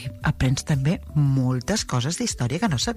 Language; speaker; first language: Catalan; native; Catalan